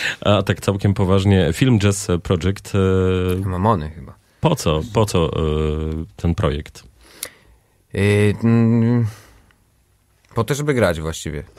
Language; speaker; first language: Polish; native; Polish